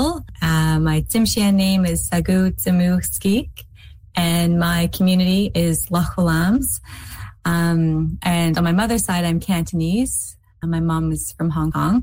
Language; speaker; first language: English; native; English